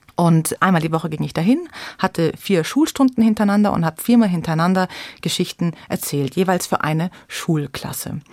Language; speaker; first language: German; native; German